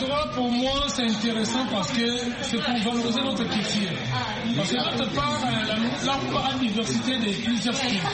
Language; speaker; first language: French; non-native, local second language; Lingala